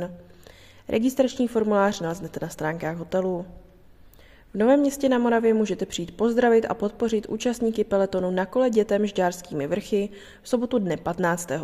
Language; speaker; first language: Czech; native; Czech